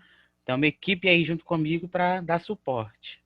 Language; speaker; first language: Portuguese; native; Portuguese